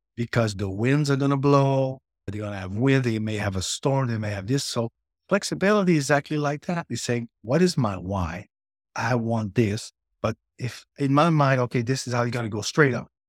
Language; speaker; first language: English; native; English